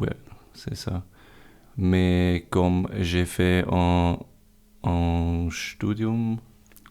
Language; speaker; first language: French; non-native, fluent; German